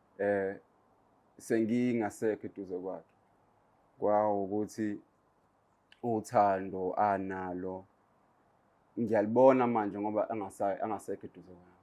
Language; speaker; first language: Zulu; native; Zulu